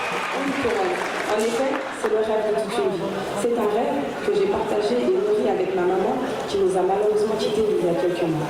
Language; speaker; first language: French; early bilingual, other home language; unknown